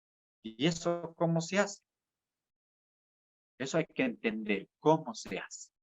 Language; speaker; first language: Spanish; native; Spanish